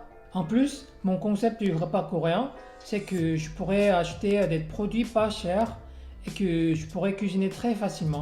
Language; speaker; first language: French; non-native, learner; Korean